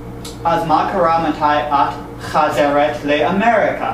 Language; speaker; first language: Hebrew; non-native, learner; English